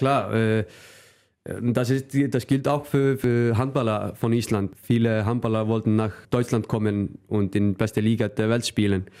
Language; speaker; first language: German; non-native, fluent; Icelandic